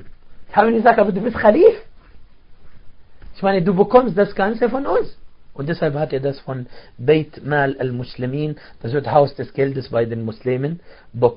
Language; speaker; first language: German; non-native, fluent; Arabic